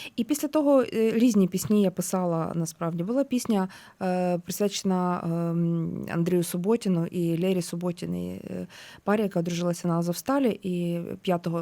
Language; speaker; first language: Ukrainian; native; Ukrainian